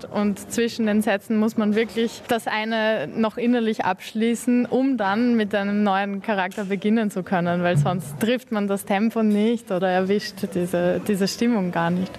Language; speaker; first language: German; native; German